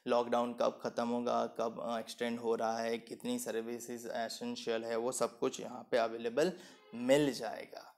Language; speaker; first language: Hindi; non-native, local second language; Gujarati